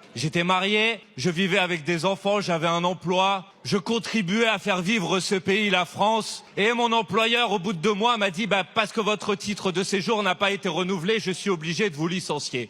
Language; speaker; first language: French; native; French